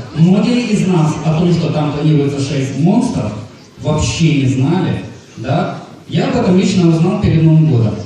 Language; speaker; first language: Russian; native; Russian